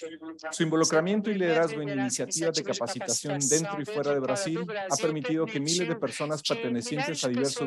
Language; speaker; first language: Spanish; native; Spanish